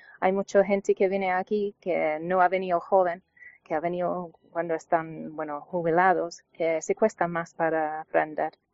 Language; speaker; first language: Spanish; non-native, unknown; English